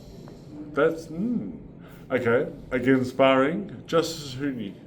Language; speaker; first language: English; native; English